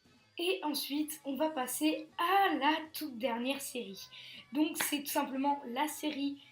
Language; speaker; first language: French; native; French